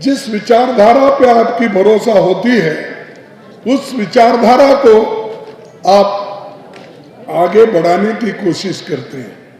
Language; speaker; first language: Hindi; non-native, local second language; Kannada